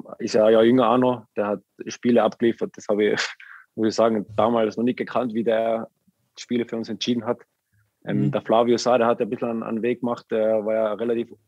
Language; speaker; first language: German; native; German